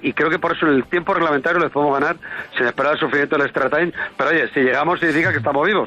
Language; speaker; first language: Spanish; native; Spanish